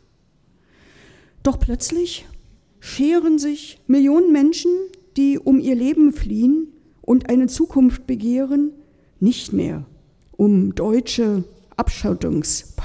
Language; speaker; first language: German; native; German